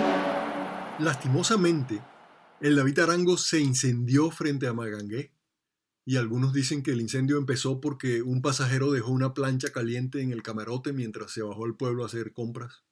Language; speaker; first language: Spanish; native; Spanish